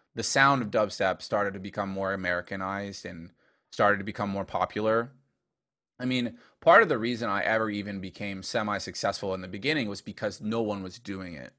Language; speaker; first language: English; native; English